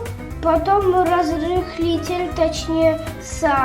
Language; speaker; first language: Russian; early bilingual, heritage; Russian